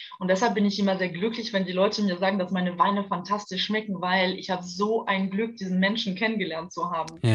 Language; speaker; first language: German; non-native, fluent; French